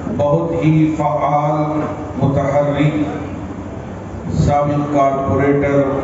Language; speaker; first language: Urdu; native; Urdu